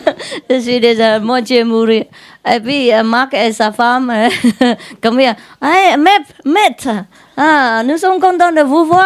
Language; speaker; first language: French; non-native, learner; Vietnamese